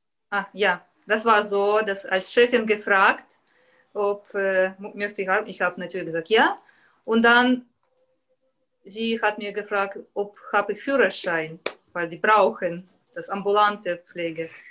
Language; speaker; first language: German; non-native, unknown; Russian